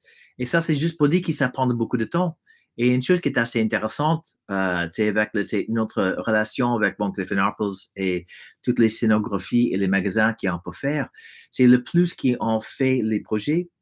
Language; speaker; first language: French; non-native, fluent; English